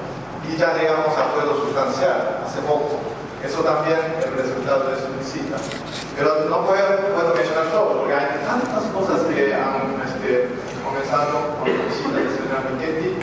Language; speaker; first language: Spanish; non-native, fluent; Japanese